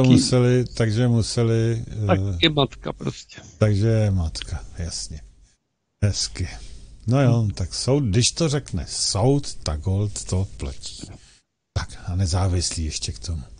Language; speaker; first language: Czech; native; Czech